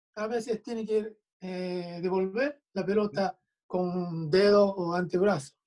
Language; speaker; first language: Spanish; non-native, fluent; Japanese